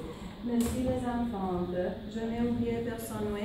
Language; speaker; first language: French; non-native, fluent; Romanian